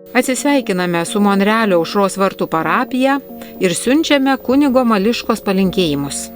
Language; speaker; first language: Lithuanian; native; Lithuanian